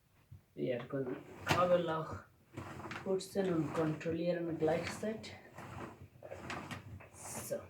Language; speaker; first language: German; non-native, learner; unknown